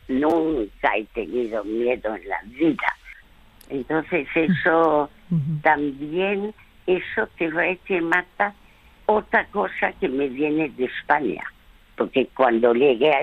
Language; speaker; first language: Spanish; early bilingual, other home language; French